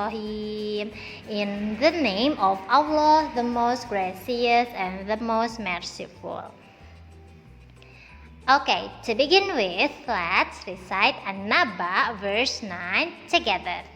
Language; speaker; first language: English; non-native, fluent; Indonesian